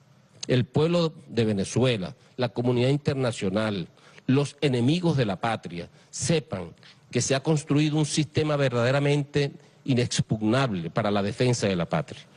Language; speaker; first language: Spanish; native; Spanish